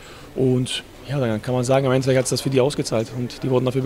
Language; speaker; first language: German; native; German